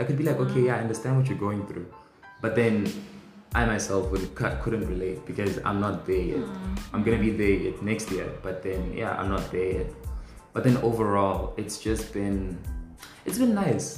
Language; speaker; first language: English; non-native, local second language; Tswana